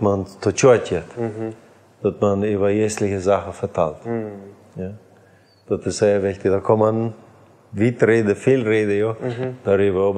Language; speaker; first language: German; non-native, learner; Plautdietsch